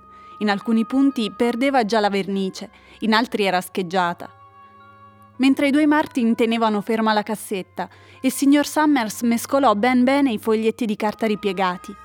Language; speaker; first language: Italian; native; Italian